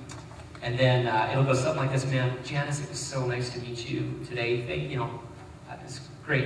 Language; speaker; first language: English; native; English